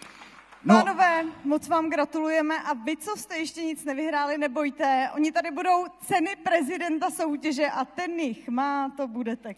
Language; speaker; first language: Czech; native; Czech